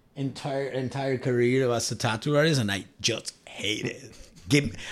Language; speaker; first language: English; non-native, fluent; Spanish